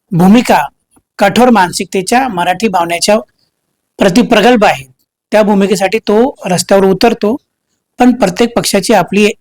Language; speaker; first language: Marathi; native; Marathi